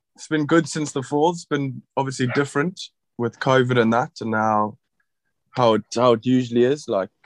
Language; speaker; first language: English; native; English